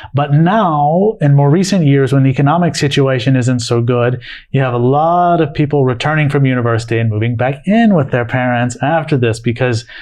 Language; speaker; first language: English; native; English